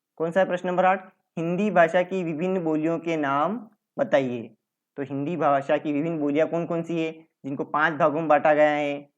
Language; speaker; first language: Hindi; native; Hindi